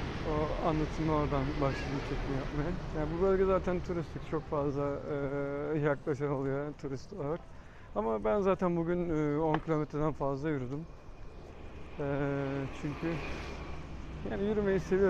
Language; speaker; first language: Turkish; native; Turkish